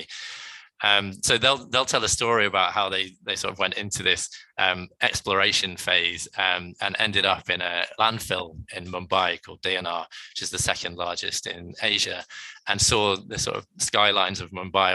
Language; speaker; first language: English; native; English